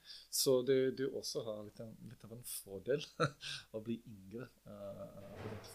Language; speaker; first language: Norwegian; non-native, fluent; English